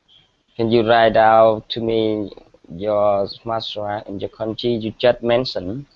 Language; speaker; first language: English; non-native, learner; Vietnamese